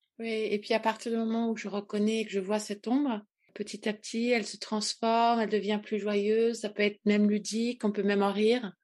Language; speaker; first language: French; native; French